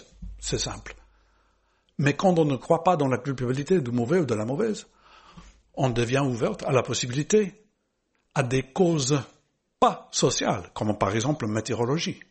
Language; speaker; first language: French; non-native, fluent; English